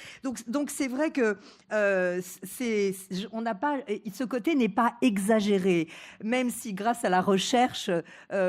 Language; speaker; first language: French; native; French